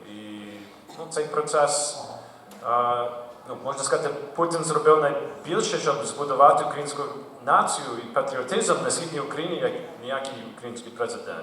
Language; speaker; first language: Ukrainian; early bilingual, heritage; Ukrainian